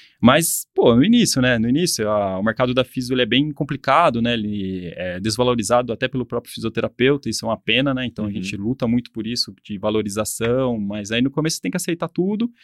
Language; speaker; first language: Portuguese; native; Portuguese